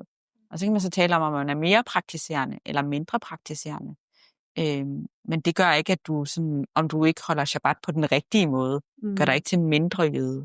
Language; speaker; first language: Danish; native; Danish